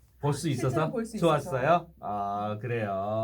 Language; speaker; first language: Korean; native; Korean